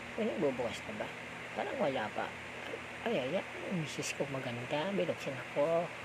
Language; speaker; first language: Filipino; non-native, local second language; Bikol